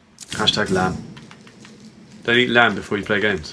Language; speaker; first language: English; native; English